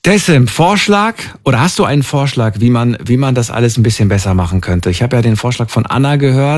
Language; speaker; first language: German; native; German